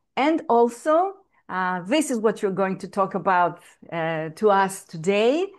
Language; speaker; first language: English; non-native, fluent; Greek